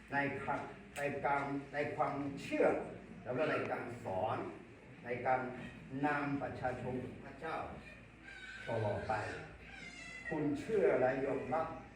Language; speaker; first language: Thai; non-native, local second language; Akha